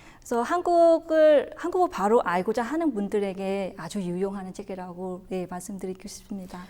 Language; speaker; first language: Korean; non-native, fluent; Vietnamese